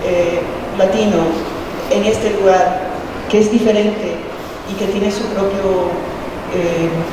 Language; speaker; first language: Spanish; early bilingual, heritage; Spanish